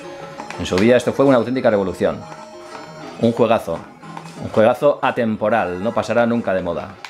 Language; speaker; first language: Spanish; native; Spanish